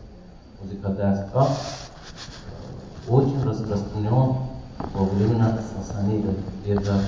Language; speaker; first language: Russian; non-native, learner; Persian